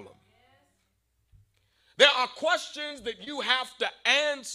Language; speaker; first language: English; native; English